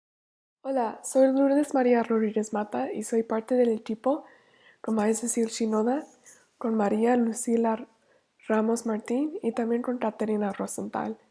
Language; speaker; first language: Spanish; non-native, learner; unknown